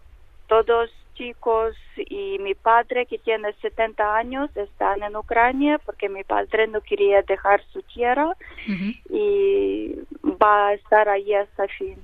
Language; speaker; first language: Spanish; non-native, learner; Ukrainian